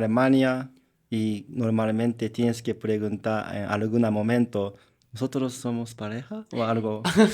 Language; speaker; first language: Spanish; non-native, learner; Japanese